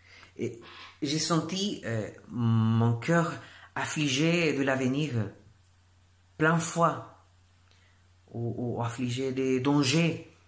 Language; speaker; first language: French; non-native, fluent; Spanish